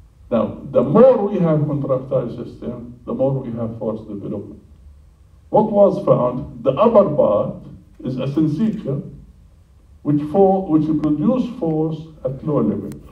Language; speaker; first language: English; non-native, fluent; Arabic